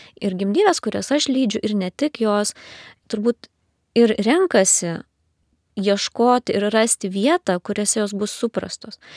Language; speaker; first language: Lithuanian; native; Lithuanian